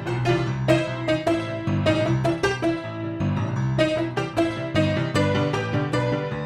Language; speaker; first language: English; native; English